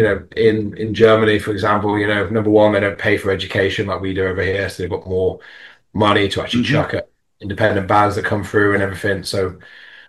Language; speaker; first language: English; native; English